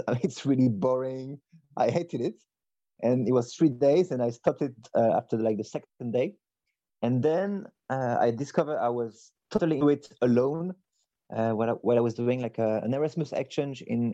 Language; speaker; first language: English; non-native, fluent; French